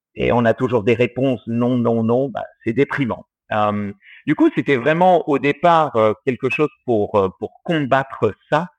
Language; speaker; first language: French; early bilingual, heritage; English